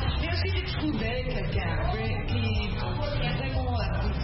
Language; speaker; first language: French; non-native, fluent; English